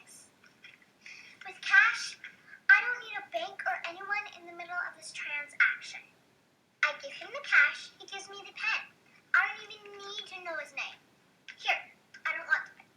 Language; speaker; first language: English; native; English